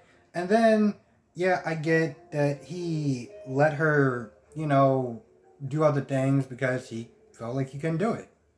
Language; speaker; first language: English; native; English